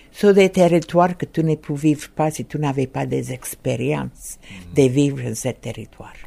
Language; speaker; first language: French; non-native, learner; English